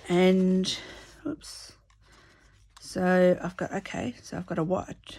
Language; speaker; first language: English; native; English